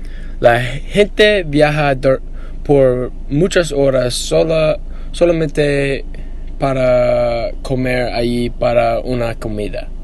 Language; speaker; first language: Spanish; non-native, learner; English